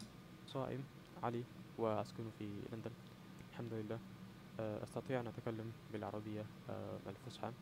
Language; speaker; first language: Arabic; non-native, fluent; English